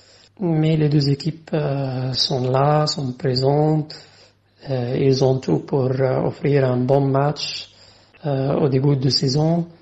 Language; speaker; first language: French; non-native, fluent; Arabic